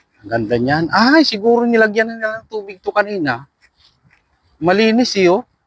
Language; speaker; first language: Filipino; native; Filipino